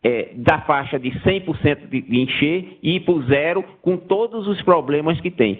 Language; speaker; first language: Portuguese; native; Portuguese